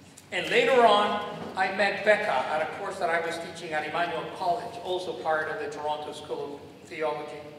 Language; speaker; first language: English; non-native, fluent; Spanish